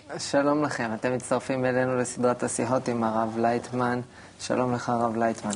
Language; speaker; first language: Hebrew; native; Hebrew